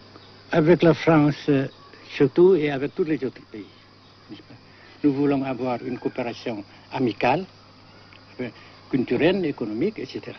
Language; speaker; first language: French; non-native, fluent; Vietnamese